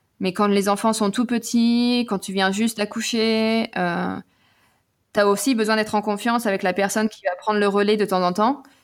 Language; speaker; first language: French; native; French